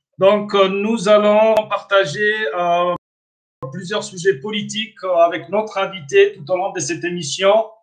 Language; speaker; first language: French; non-native, local second language; Somali